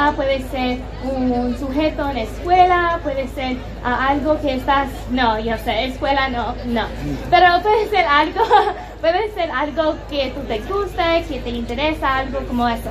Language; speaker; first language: Spanish; non-native, learner; English